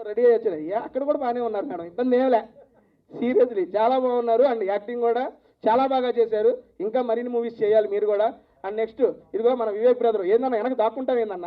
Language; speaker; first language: Telugu; native; Telugu